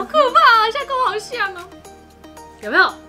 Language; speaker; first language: Chinese; native; Chinese